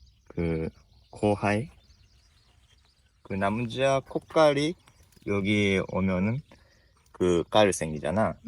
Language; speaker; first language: Korean; non-native, learner; Japanese